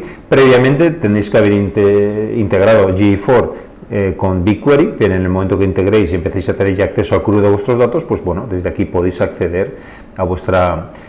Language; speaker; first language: Spanish; native; Spanish